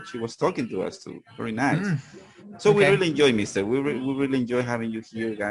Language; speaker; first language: English; non-native, fluent; Spanish